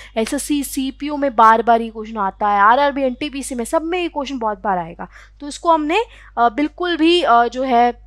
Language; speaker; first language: Hindi; native; Hindi